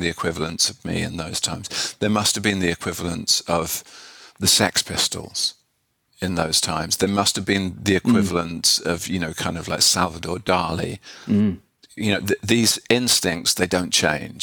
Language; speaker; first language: English; native; English